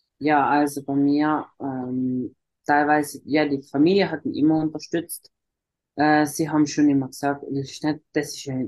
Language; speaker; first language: German; native; German